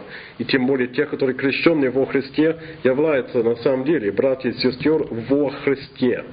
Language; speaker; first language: Russian; non-native, fluent; English